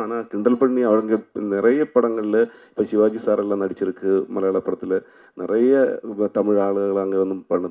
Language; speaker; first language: Tamil; non-native, learner; Malayalam